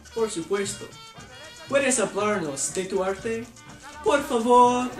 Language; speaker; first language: Spanish; non-native, learner; English